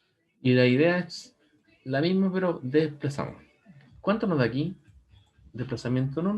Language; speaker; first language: Spanish; native; Spanish